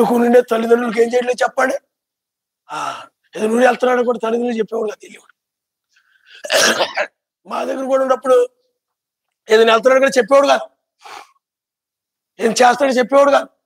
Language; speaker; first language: Telugu; native; Telugu